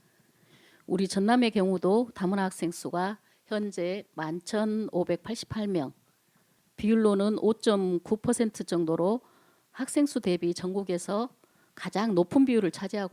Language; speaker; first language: Korean; native; Korean